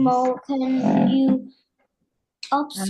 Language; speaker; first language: English; non-native, learner; Vietnamese